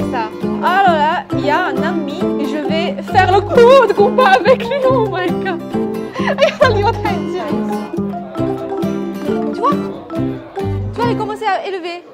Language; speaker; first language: French; non-native, learner; Chinese